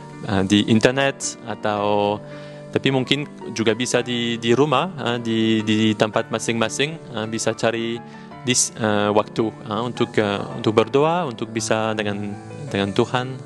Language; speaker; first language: Indonesian; non-native, learner; French